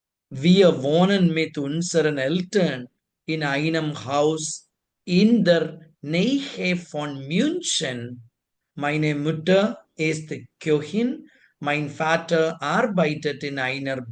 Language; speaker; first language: German; non-native, fluent; Malayalam